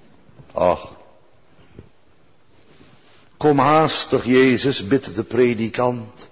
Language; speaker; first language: Dutch; native; Dutch